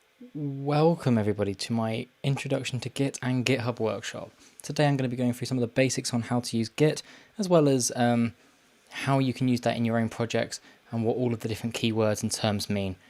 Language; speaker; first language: English; native; English